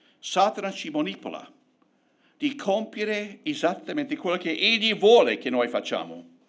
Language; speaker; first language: Italian; non-native, fluent; English